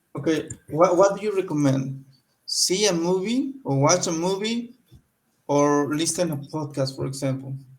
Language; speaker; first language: English; non-native, learner; Spanish